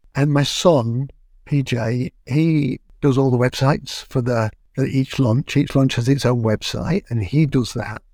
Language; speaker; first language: English; native; English